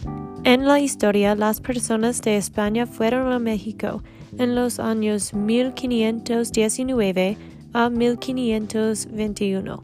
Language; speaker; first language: Spanish; non-native, learner; English